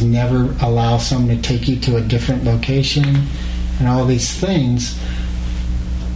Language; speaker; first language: English; native; English